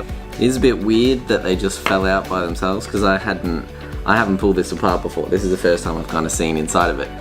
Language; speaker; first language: English; native; English